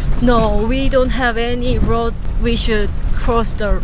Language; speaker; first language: English; non-native, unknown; Korean